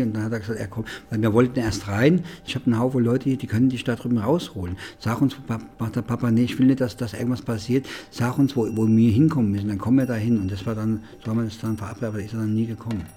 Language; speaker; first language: German; native; German